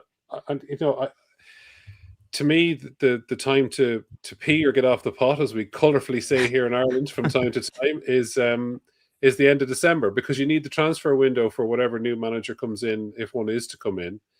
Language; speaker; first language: English; native; English